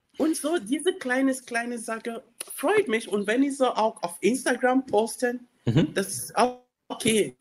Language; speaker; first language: German; non-native, learner; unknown